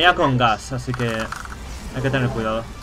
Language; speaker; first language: Spanish; native; Spanish